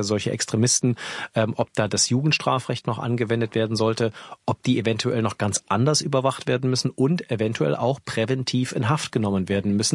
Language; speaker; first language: German; native; German